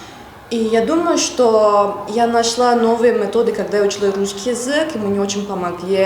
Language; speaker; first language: Russian; non-native, fluent; Turkish